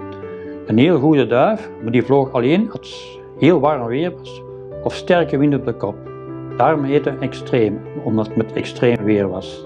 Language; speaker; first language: Dutch; native; Dutch